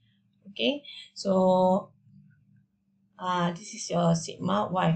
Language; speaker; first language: English; non-native, local second language; Malay